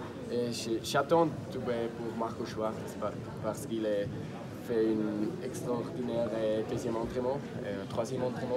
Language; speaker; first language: French; non-native, learner; German